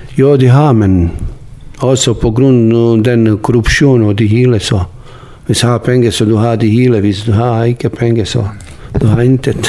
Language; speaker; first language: Danish; non-native, learner; Bosnian